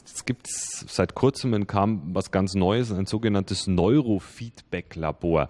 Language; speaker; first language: German; native; German